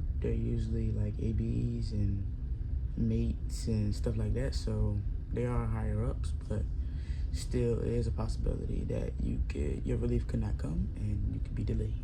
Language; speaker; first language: English; native; English